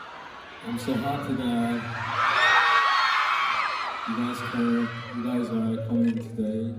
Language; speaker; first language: English; non-native, learner; Korean